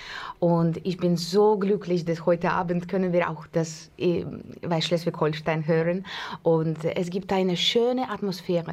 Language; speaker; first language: German; non-native, fluent; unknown